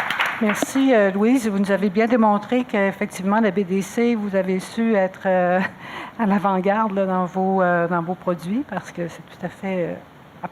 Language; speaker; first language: French; native; French